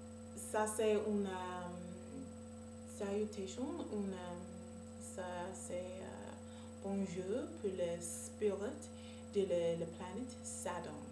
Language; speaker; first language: French; non-native, learner; English